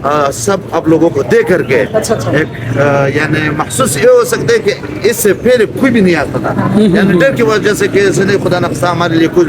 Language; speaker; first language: Hindi; non-native, fluent; Pashto